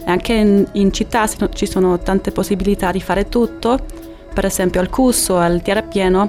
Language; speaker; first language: Italian; non-native, fluent; German